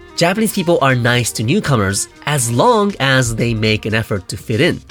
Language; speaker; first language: English; non-native, fluent; Japanese